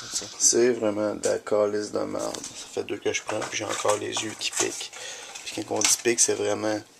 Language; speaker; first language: French; native; French